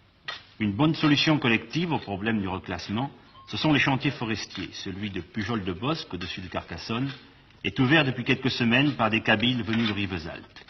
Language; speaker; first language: French; native; French